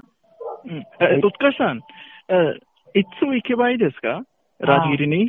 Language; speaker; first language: Japanese; non-native, learner; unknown